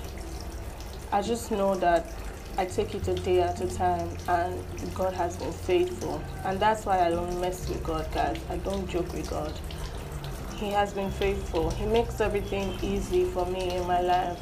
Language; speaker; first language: English; non-native, local second language; Yoruba